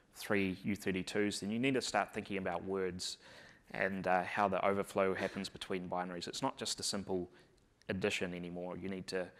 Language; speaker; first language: English; native; English